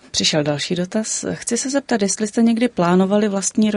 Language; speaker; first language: Czech; native; Czech